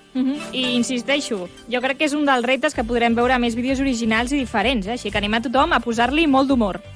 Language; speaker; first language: Catalan; native; Catalan